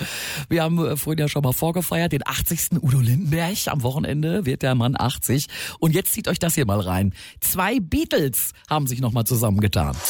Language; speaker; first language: German; native; German